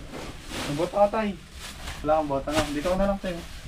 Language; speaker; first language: Filipino; native; Filipino